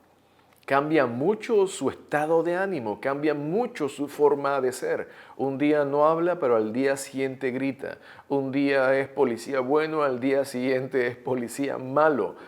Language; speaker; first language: Spanish; native; Spanish